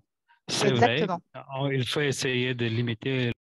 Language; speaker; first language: French; non-native, fluent; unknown